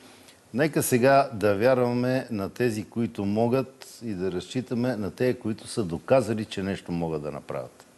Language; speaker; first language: Bulgarian; native; Bulgarian